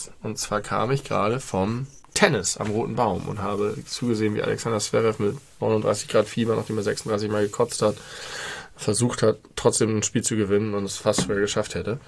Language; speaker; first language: German; native; German